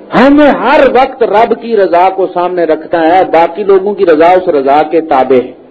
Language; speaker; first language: Urdu; non-native, local second language; Punjabi